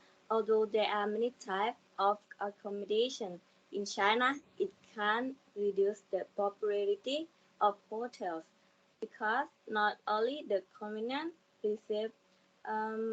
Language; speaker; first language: English; non-native, learner; Thai